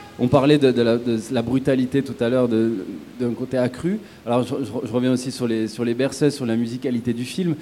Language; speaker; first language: French; native; French